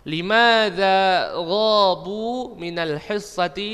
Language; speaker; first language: Arabic; non-native, fluent; Indonesian